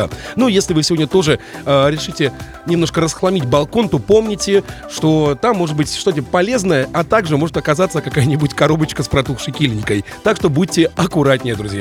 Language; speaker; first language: Russian; native; Russian